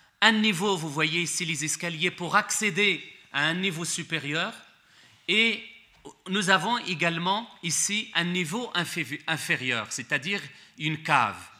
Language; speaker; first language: French; non-native, local second language; Arabic